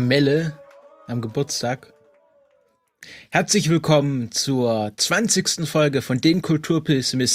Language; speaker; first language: German; native; German